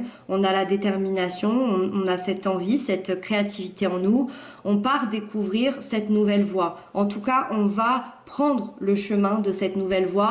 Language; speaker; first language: French; native; French